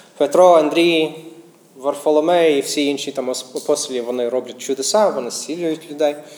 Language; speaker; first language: Ukrainian; non-native, fluent; English